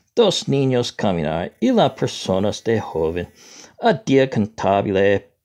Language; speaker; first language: Spanish; non-native, learner; English